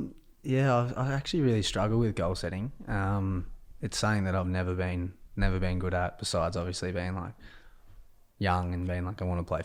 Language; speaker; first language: English; native; English